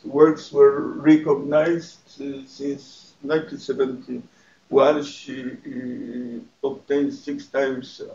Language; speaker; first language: English; non-native, fluent; Polish